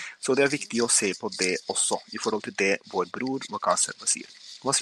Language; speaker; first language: Norwegian; early bilingual, other home language; Urdu